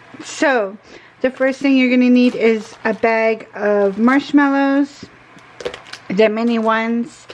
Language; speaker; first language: English; native; English